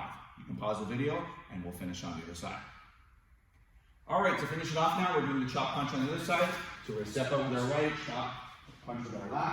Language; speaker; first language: English; native; English